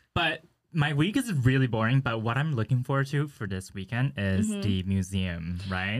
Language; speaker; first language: English; early bilingual, other home language; Chinese